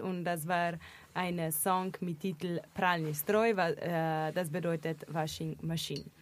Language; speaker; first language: German; non-native, learner; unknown